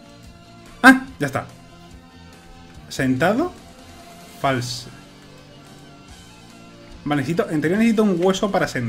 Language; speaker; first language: Spanish; native; Spanish